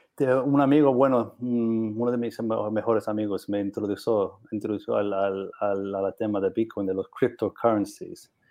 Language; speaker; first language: Spanish; non-native, learner; English